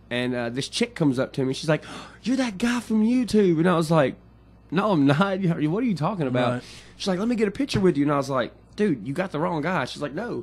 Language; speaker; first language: English; native; English